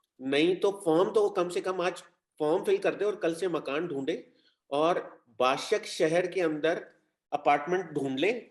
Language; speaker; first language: Urdu; native; Urdu